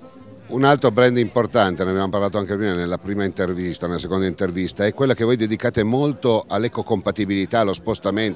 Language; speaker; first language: Italian; native; Italian